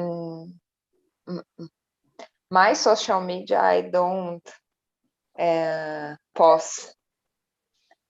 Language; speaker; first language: English; non-native, learner; Portuguese